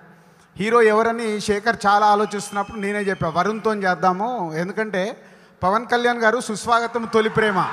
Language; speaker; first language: Telugu; native; Telugu